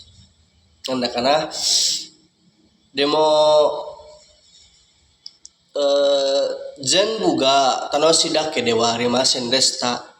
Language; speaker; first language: Japanese; non-native, learner; Indonesian